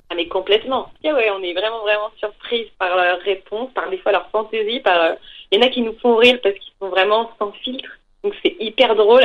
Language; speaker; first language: French; native; French